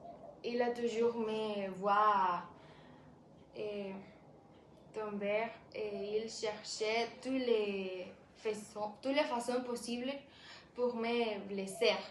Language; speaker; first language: French; non-native, learner; Spanish